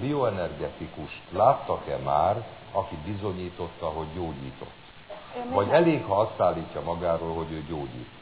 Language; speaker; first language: Hungarian; native; Hungarian